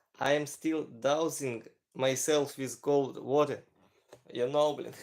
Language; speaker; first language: English; non-native, learner; Ukrainian